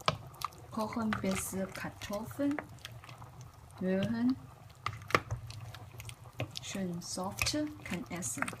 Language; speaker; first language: German; non-native, learner; Chinese